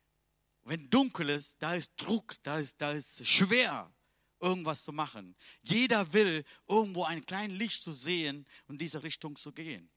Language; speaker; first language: German; non-native, learner; Tamil